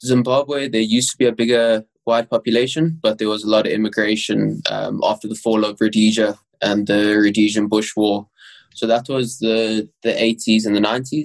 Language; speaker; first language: English; native; English